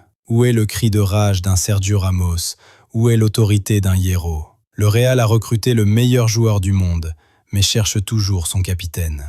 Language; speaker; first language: French; native; French